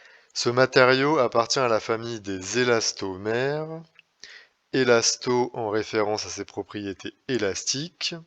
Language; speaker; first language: French; native; French